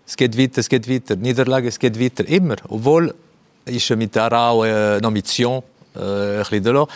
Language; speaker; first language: German; non-native, fluent; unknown